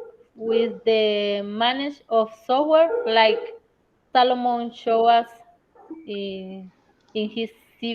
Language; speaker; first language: English; non-native, learner; Spanish